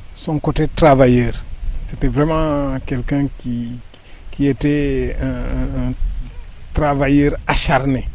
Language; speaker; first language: French; non-native, local second language; Wolof